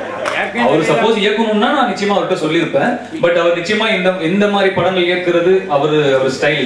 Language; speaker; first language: Tamil; native; Tamil